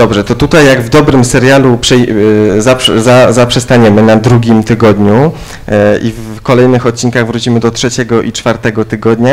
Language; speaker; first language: Polish; native; Polish